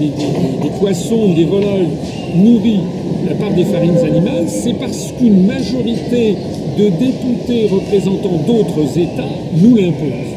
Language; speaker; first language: French; native; French